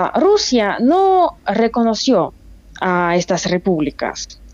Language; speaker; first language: Spanish; non-native, fluent; Russian